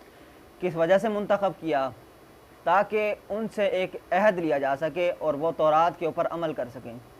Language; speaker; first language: Urdu; native; Urdu